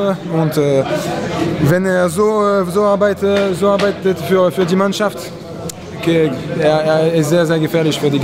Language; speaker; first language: German; non-native, fluent; French